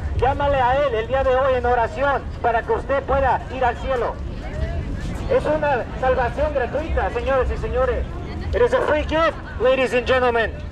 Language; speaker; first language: Spanish; early bilingual, heritage; Spanish